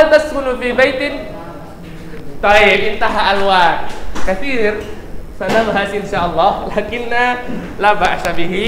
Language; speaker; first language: Arabic; non-native, fluent; Indonesian